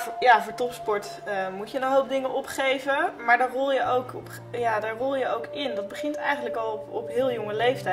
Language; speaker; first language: Dutch; native; Dutch